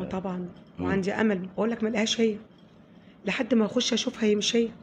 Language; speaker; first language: Arabic; native; Arabic